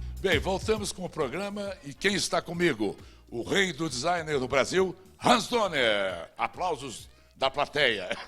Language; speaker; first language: Portuguese; native; Portuguese